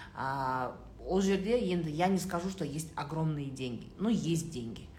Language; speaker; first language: Russian; non-native, local second language; Kazakh